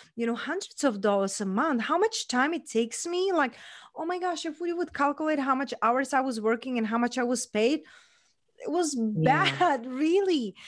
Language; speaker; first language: English; non-native, fluent; Czech